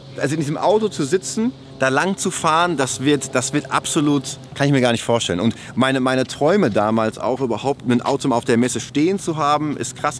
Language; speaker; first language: German; native; German